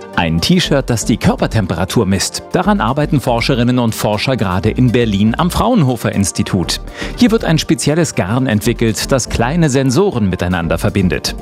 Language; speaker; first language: German; native; German